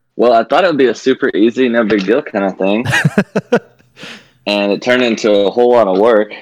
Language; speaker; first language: English; native; English